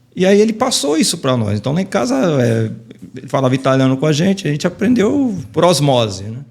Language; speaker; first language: Portuguese; native; Portuguese